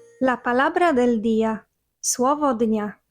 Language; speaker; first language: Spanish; non-native, fluent; Polish